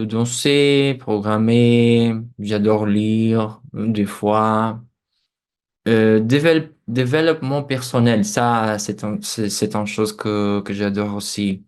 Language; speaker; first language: French; non-native, fluent; Portuguese